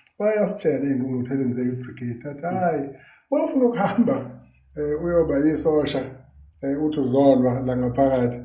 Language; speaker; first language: Zulu; native; Zulu